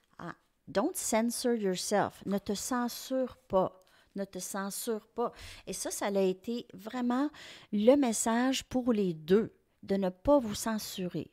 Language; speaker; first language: French; native; French